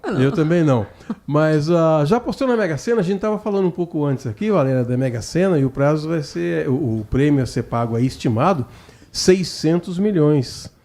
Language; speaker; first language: Portuguese; native; Portuguese